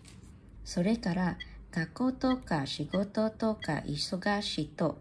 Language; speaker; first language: Japanese; non-native, learner; English